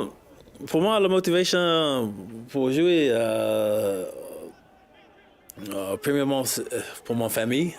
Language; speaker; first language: French; non-native, learner; English